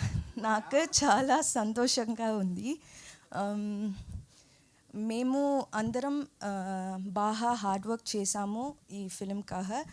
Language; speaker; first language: Telugu; non-native, learner; Tamil